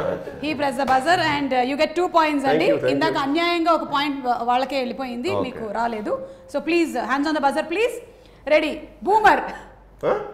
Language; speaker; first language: Telugu; native; Telugu